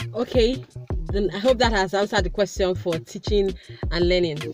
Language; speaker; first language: English; non-native, local second language; Igbo